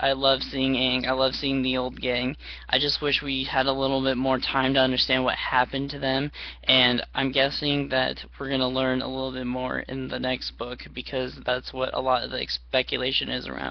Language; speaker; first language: English; native; English